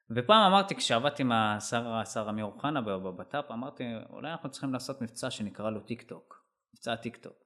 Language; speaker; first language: Hebrew; non-native, local second language; Arabic